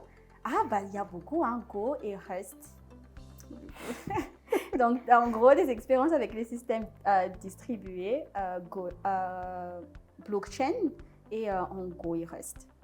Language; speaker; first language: French; non-native, local second language; Malagasy